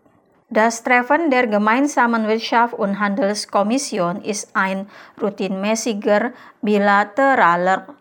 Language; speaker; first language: German; non-native, fluent; Indonesian